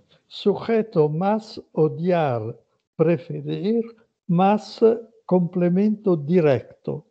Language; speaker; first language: Spanish; non-native, learner; Italian